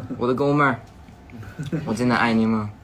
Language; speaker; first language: Chinese; non-native, learner; English